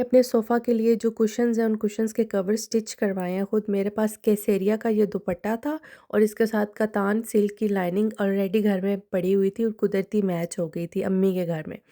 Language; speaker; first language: Urdu; non-native, local second language; Punjabi